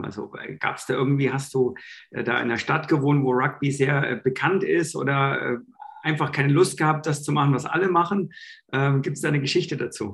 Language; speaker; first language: German; native; German